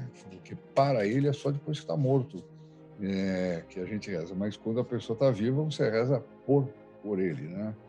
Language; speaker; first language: Portuguese; native; Portuguese